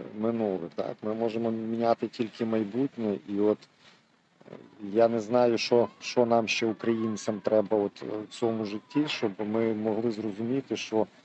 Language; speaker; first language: Ukrainian; non-native, local second language; Russian